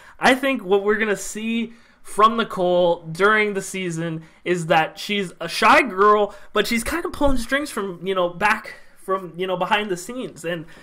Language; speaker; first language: English; native; English